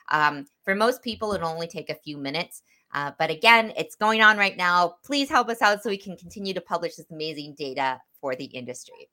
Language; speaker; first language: English; native; English